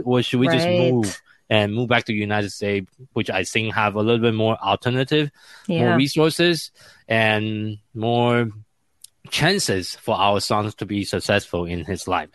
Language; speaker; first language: English; non-native, fluent; Chinese